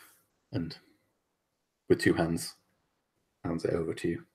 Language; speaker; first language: English; native; English